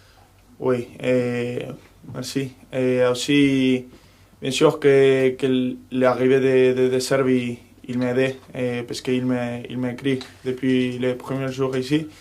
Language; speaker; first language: French; non-native, fluent; Spanish